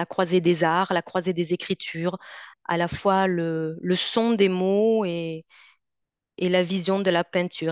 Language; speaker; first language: French; native; French